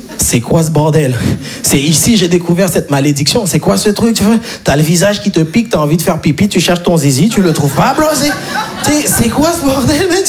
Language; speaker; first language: French; non-native, local second language; Haitian Creole